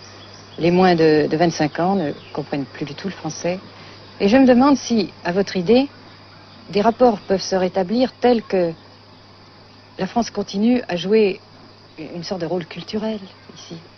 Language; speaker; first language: French; native; French